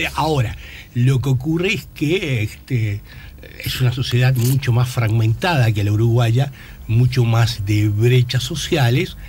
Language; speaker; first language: Spanish; native; Spanish